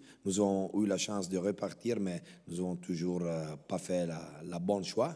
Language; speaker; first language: French; non-native, local second language; Italian